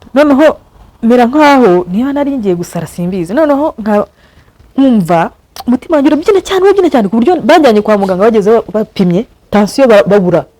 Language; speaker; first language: Kinyarwanda; early bilingual, heritage; Kinyarwanda